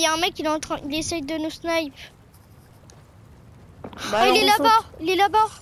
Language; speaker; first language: French; native; French